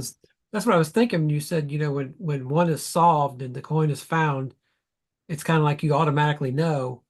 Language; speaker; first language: English; native; English